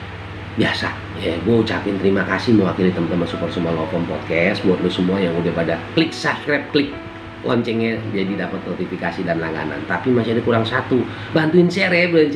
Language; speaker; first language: Indonesian; native; Indonesian